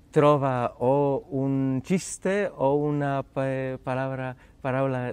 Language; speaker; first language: Catalan; non-native, fluent; Polish